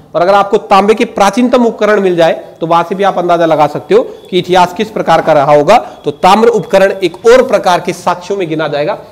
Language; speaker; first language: Hindi; native; Hindi